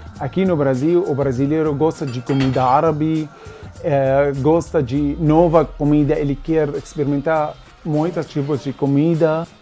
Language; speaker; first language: Portuguese; non-native, learner; Arabic